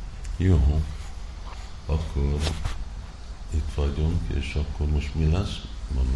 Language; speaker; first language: Hungarian; early bilingual, heritage; Hungarian